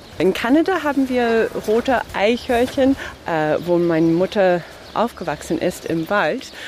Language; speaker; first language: German; non-native, fluent; English